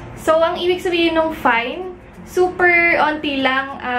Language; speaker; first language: Filipino; native; Filipino